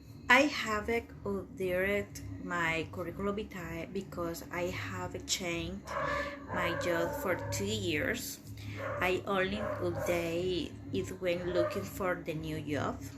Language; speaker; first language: English; non-native, learner; Spanish